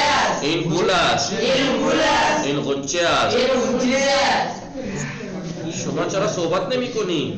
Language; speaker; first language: Persian; non-native, fluent; Urdu